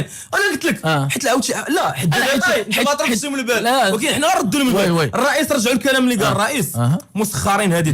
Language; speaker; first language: Arabic; native; Arabic